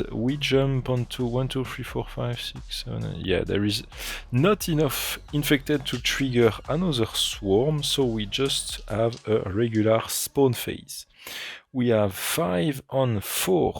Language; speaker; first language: English; non-native, fluent; French